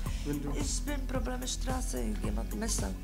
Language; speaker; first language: German; non-native, learner; Czech